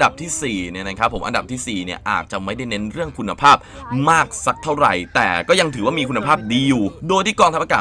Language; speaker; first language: Thai; native; Thai